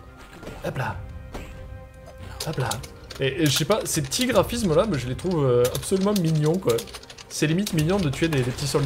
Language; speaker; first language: French; native; French